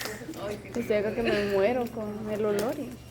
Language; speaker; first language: Spanish; native; Spanish